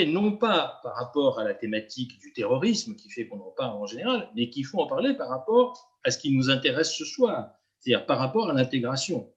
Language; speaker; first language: French; native; French